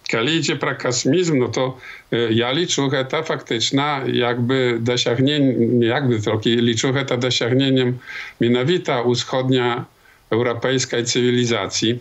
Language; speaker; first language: Polish; non-native, local second language; Belarusian